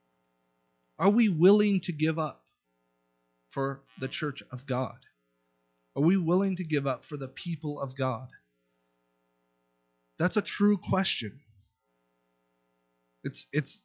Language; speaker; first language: English; native; English